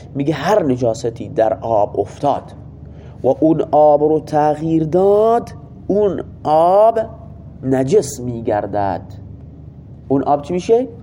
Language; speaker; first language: Persian; non-native, local second language; Baluchi